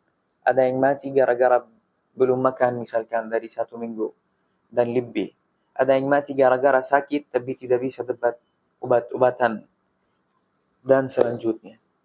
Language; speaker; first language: Indonesian; non-native, fluent; Arabic